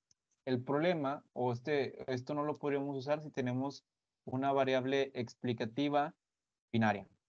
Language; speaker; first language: Spanish; native; Spanish